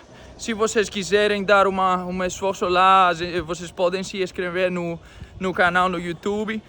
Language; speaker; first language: Portuguese; non-native, fluent; Greek